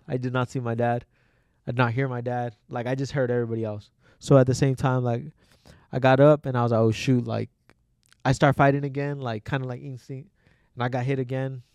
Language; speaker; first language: English; native; English